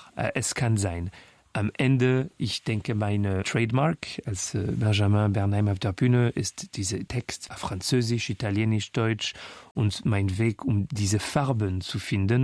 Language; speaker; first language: German; non-native, fluent; French